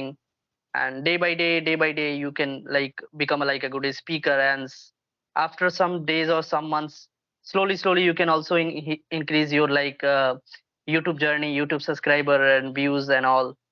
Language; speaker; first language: English; non-native, local second language; Hindi